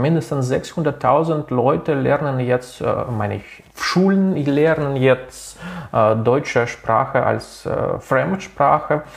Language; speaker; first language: German; non-native, local second language; Russian